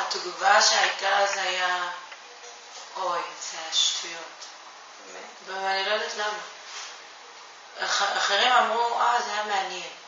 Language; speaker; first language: Hebrew; non-native, fluent; Japanese